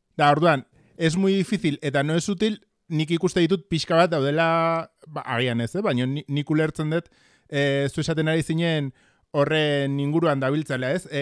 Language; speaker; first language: Basque; native; Basque